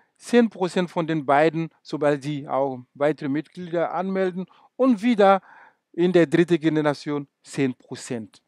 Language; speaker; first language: German; non-native, fluent; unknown